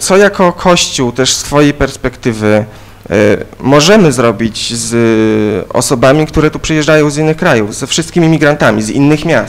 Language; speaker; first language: Polish; native; Polish